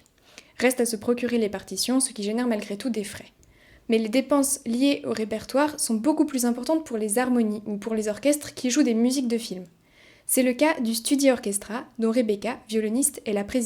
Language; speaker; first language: French; native; French